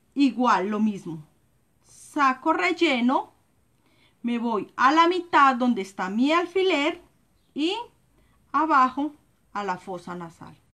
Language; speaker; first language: Spanish; native; Spanish